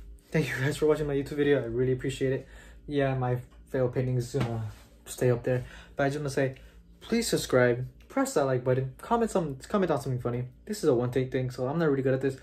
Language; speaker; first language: English; early bilingual, other home language; Spanish